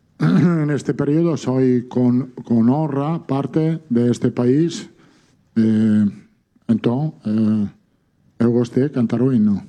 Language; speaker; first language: Portuguese; non-native, fluent; Italian